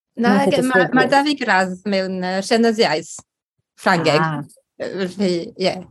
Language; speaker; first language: Welsh; non-native, local second language; English